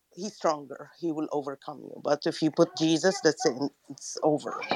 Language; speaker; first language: English; non-native, fluent; Arabic